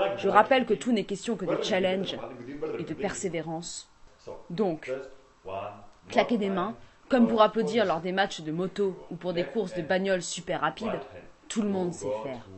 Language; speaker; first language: French; native; French